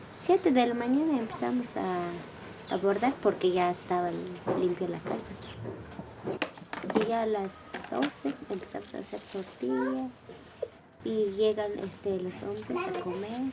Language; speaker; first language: Spanish; non-native, local second language; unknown